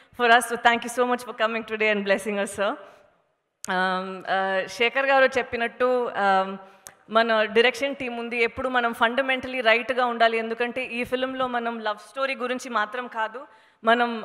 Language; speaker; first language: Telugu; non-native, fluent; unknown